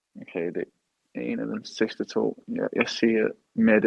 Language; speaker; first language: Danish; early bilingual, heritage; English